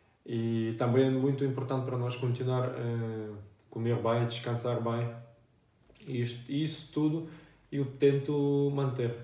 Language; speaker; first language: Portuguese; non-native, fluent; Russian